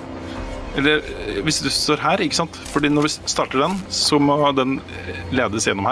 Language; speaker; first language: Norwegian; native; Norwegian